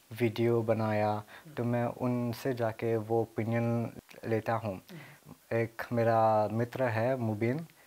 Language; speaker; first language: Hindi; early bilingual, heritage; Hindi